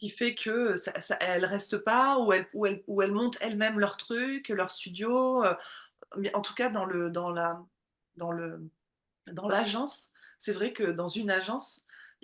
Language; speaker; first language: French; native; French